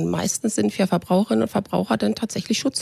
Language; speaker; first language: German; native; German